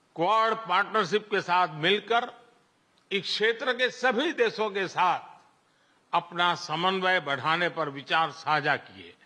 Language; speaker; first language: Hindi; non-native, local second language; Gujarati